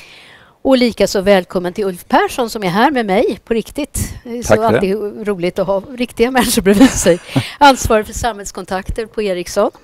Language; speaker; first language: Swedish; native; Swedish